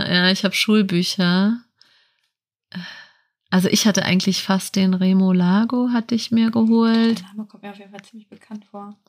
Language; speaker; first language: German; native; German